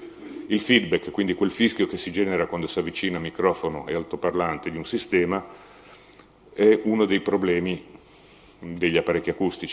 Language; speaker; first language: Italian; native; Italian